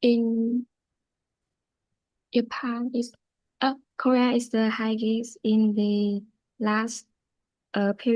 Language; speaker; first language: English; non-native, learner; Vietnamese